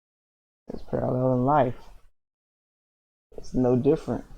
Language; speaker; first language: English; native; English